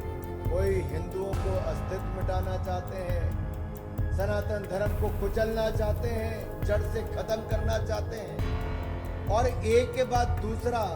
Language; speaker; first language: Hindi; native; Hindi